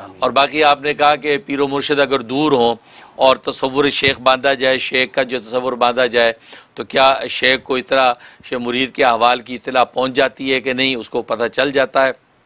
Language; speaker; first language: Urdu; native; Urdu